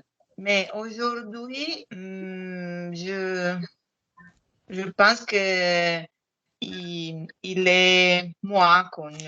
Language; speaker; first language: French; non-native, fluent; Italian